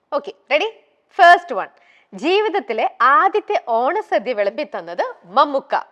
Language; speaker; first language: Malayalam; native; Malayalam